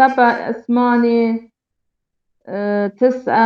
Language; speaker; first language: Arabic; non-native, learner; Persian